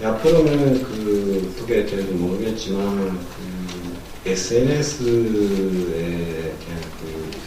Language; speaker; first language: Korean; non-native, learner; Japanese